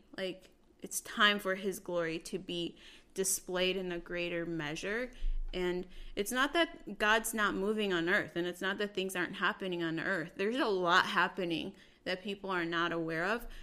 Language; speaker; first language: English; early bilingual, other home language; Spanish